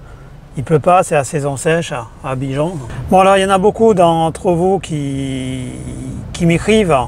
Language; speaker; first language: French; native; French